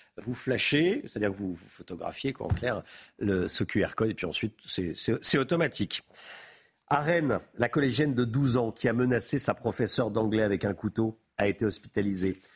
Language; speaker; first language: French; native; French